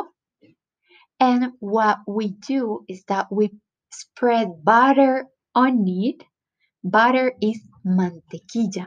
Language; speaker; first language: English; non-native, fluent; Spanish